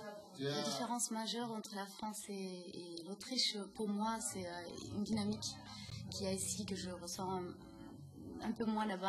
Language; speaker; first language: French; non-native, fluent; German